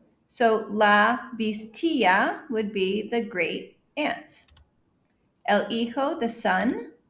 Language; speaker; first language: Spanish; non-native, fluent; English